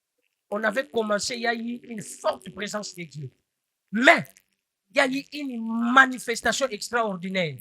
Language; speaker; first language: French; non-native, local second language; Lingala